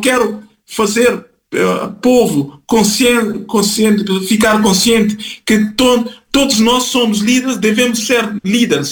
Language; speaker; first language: Portuguese; non-native, fluent; Kabuverdianu